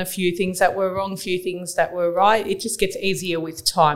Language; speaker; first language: English; native; English